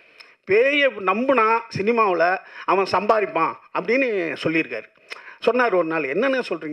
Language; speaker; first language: Tamil; native; Tamil